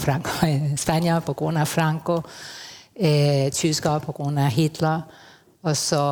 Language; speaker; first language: Danish; non-native, fluent; Spanish